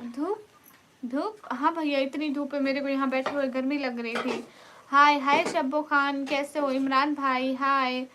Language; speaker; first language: Urdu; non-native, local second language; Punjabi